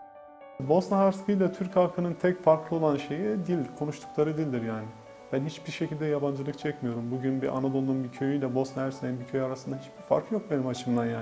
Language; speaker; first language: Turkish; native; Turkish